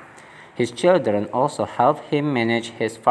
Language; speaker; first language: English; non-native, fluent; Indonesian